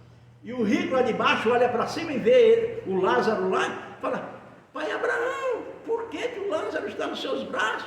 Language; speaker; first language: Portuguese; native; Portuguese